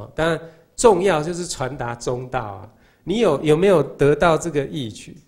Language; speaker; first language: Chinese; native; Chinese